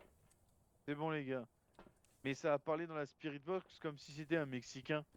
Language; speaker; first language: French; native; French